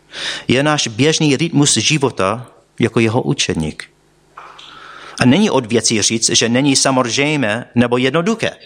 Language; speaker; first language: Czech; non-native, fluent; English